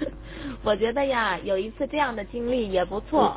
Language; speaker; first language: Chinese; native; Chinese